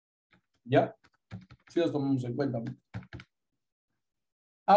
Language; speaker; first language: Spanish; native; Spanish